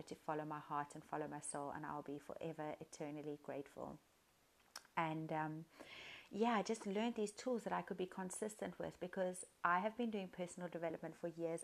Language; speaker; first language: English; native; English